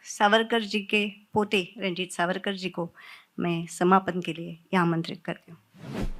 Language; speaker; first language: Hindi; non-native, local second language; Marathi